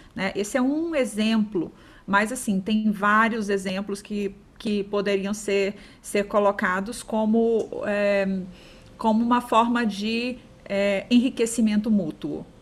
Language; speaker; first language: Portuguese; native; Portuguese